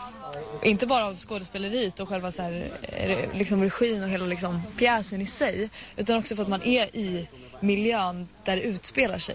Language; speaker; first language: Swedish; native; Swedish